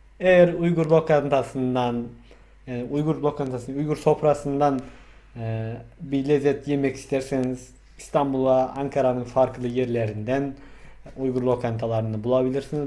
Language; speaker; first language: Turkish; non-native, fluent; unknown